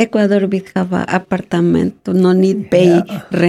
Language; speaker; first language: English; non-native, learner; Spanish